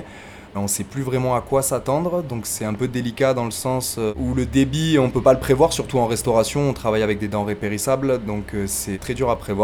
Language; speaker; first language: French; native; French